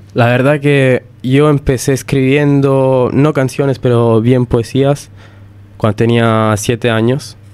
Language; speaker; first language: Spanish; early bilingual, heritage; Italian